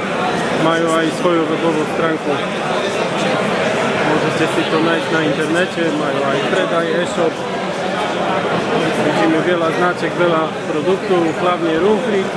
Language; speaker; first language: Polish; non-native, learner; Slovak